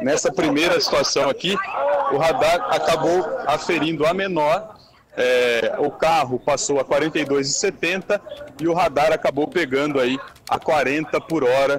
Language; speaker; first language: Portuguese; native; Portuguese